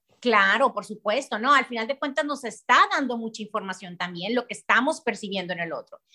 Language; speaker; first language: Spanish; native; Spanish